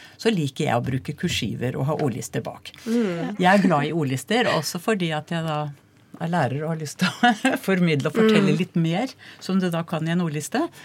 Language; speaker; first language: Norwegian; native; Norwegian